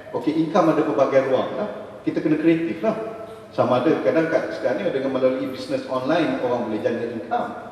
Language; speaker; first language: Malay; native; Malay